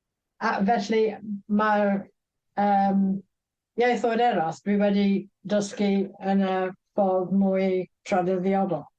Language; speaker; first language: Welsh; non-native, fluent; English